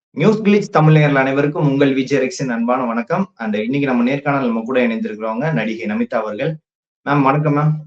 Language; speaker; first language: Tamil; native; Tamil